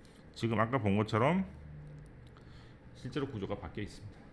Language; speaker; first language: Korean; native; Korean